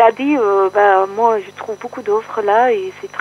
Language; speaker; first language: French; non-native, fluent; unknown